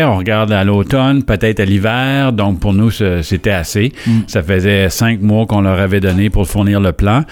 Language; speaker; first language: French; native; French